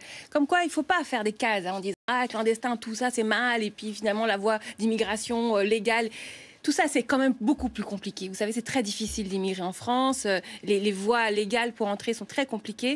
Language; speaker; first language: French; native; French